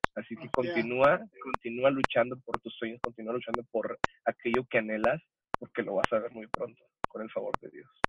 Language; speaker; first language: Spanish; early bilingual, heritage; Spanish